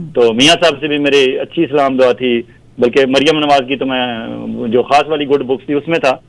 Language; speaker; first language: Urdu; non-native, local second language; Punjabi